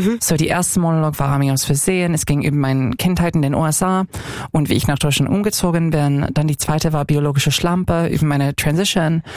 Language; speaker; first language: German; non-native, fluent; English